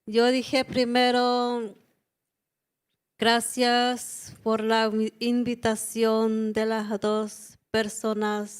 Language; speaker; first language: Spanish; non-native, local second language; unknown